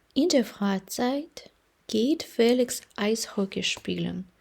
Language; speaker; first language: German; non-native, fluent; Ukrainian